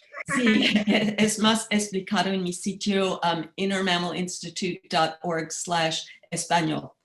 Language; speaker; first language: Spanish; non-native, learner; English